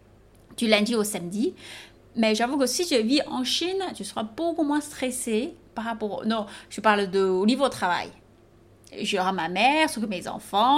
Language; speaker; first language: French; non-native, fluent; Chinese